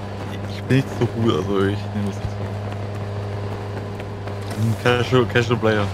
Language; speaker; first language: German; native; German